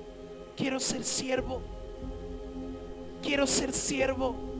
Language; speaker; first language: Spanish; native; Spanish